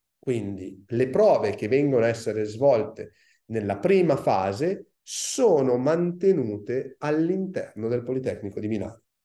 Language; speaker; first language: Italian; native; Italian